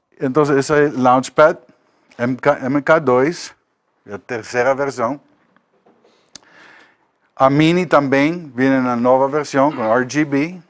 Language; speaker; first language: Portuguese; non-native, learner; Spanish